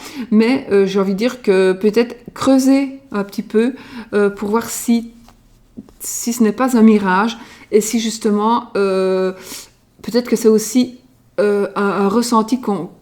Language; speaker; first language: French; native; French